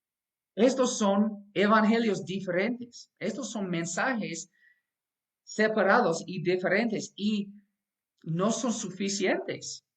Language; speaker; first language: Spanish; non-native, fluent; English